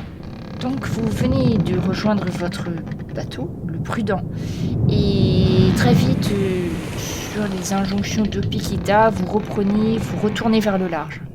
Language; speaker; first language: French; native; French